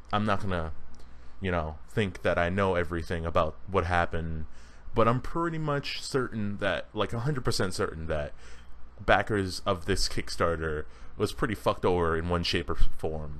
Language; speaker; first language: English; native; English